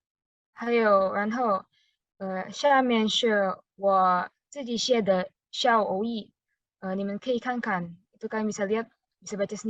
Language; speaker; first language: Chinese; non-native, learner; Indonesian